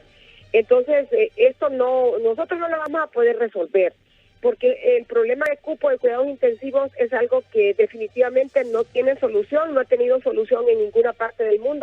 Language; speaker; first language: Spanish; native; Spanish